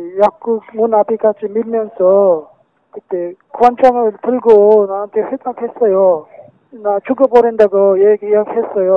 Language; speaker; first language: Korean; non-native, learner; Uzbek